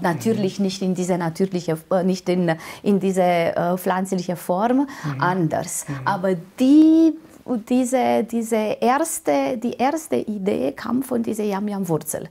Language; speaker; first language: German; non-native, fluent; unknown